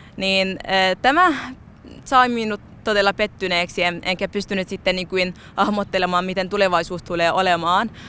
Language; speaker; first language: Finnish; non-native, fluent; Arabic